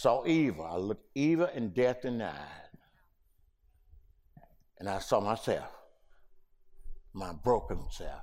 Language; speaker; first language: English; early bilingual, other home language; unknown